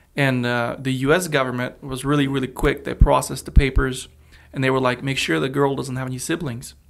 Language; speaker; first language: English; early bilingual, other home language; Russian